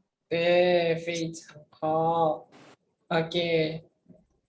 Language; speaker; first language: Chinese; non-native, fluent; Indonesian